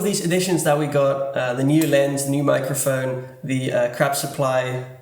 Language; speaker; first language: English; non-native, fluent; Dutch